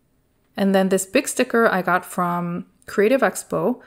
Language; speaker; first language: English; native; English